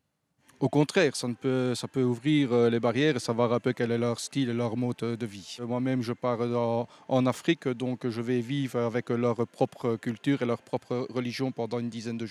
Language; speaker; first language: French; native; French